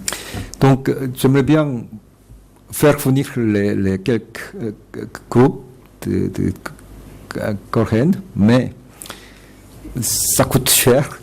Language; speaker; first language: French; non-native, fluent; Korean